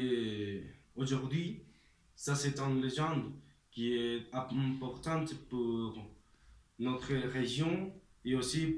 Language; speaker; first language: French; non-native, learner; Spanish